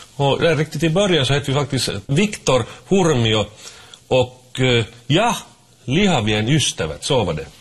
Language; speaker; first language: Swedish; native; Swedish